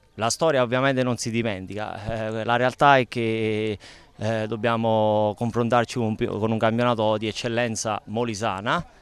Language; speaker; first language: Italian; native; Italian